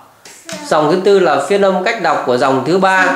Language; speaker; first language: Vietnamese; native; Vietnamese